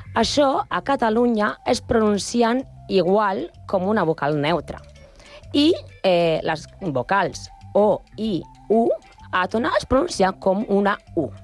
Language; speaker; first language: Catalan; non-native, learner; Spanish